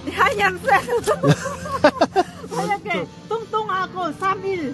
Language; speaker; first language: Korean; non-native, learner; Lao